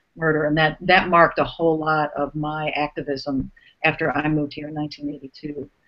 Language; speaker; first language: English; native; English